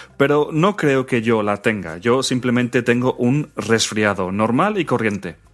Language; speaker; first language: Spanish; native; Spanish